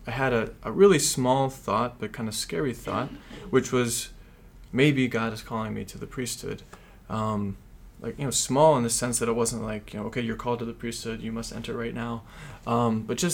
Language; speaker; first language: English; native; English